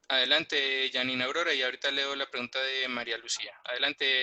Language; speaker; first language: Spanish; native; Spanish